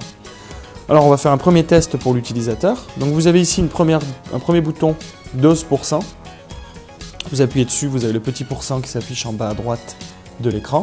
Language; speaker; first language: French; native; French